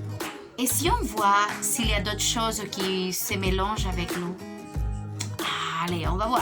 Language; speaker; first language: French; non-native, fluent; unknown